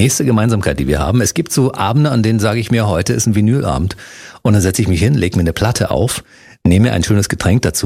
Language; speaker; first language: German; native; German